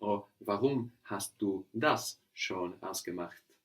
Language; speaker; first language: German; non-native, fluent; English